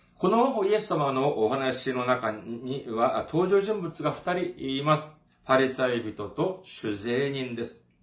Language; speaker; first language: Japanese; non-native, fluent; Korean